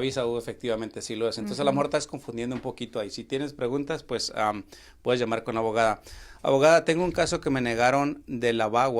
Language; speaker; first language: Spanish; native; Spanish